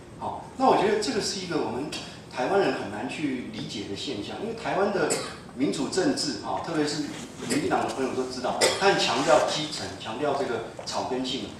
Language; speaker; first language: Chinese; native; Chinese